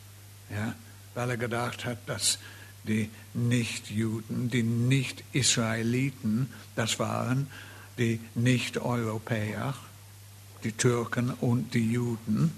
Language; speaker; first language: German; non-native, fluent; English